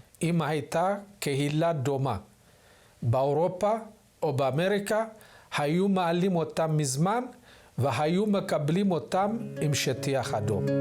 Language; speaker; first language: Hebrew; non-native, fluent; Amharic